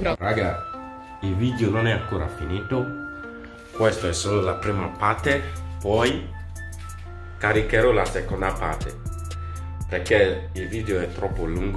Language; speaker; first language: Italian; non-native, fluent; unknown